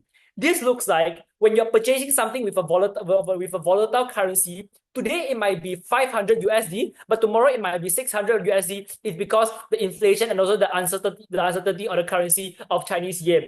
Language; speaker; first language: English; non-native, learner; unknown